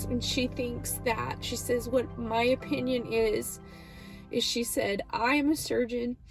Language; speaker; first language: English; native; English